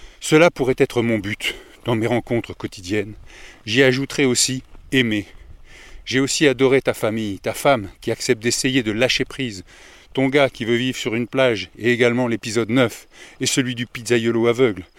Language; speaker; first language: French; native; French